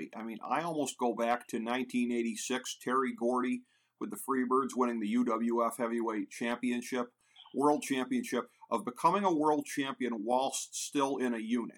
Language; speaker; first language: English; native; English